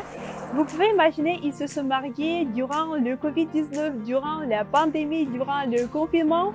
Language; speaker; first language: French; non-native, fluent; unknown